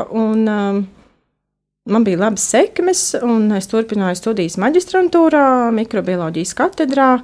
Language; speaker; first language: Latvian; native; Latvian